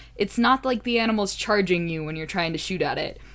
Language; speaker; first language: English; native; English